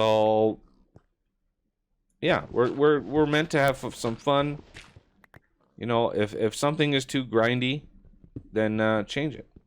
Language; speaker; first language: English; native; English